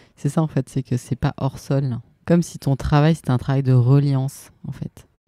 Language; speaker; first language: French; native; French